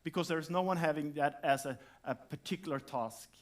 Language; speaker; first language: English; non-native, fluent; Norwegian